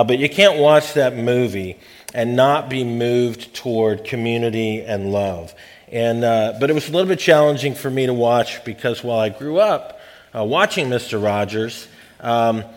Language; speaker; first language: English; native; English